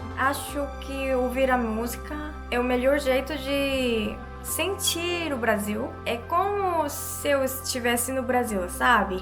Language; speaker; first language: Portuguese; non-native, fluent; Korean